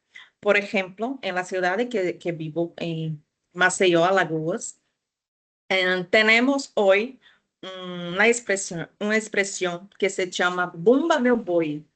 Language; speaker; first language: Spanish; non-native, fluent; Portuguese